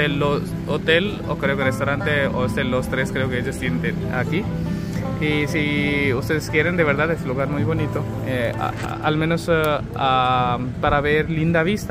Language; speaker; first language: Spanish; non-native, learner; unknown